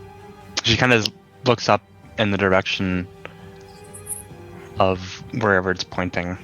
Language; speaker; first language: English; native; English